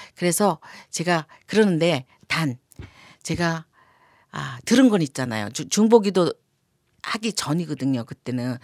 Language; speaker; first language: Korean; native; Korean